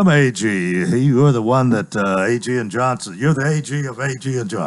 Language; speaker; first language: English; native; English